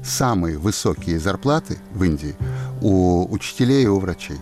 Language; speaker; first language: Russian; native; Russian